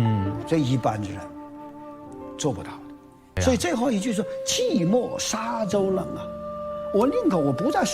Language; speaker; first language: Chinese; native; Chinese